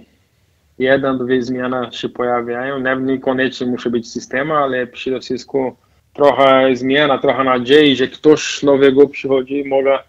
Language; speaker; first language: Polish; non-native, fluent; Portuguese